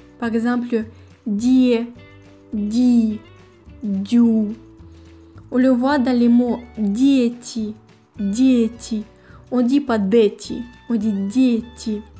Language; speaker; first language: French; non-native, fluent; Russian